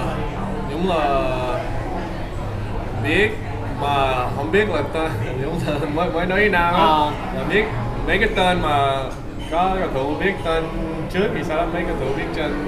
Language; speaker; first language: Vietnamese; early bilingual, heritage; English